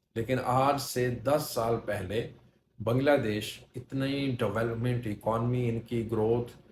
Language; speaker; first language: Urdu; native; Urdu